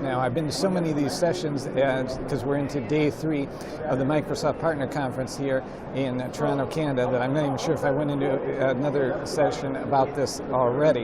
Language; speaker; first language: English; native; English